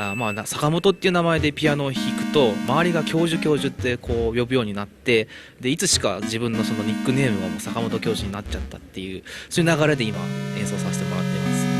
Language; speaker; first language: Japanese; native; Japanese